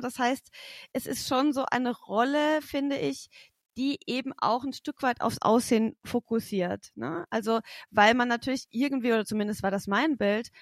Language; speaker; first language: German; native; German